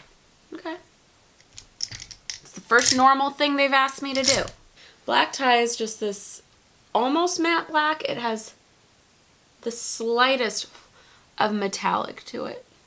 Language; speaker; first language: English; native; English